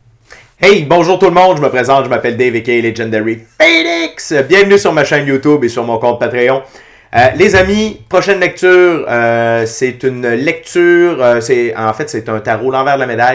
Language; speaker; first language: French; native; French